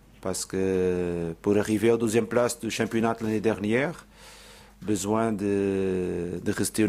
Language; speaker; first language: French; non-native, learner; Portuguese